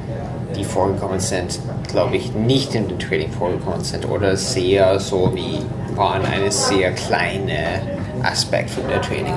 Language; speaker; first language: German; non-native, fluent; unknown